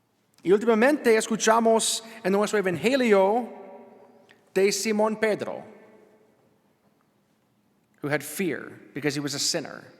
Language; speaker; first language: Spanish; non-native, learner; English